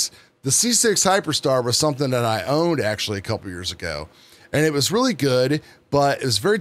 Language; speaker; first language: English; native; English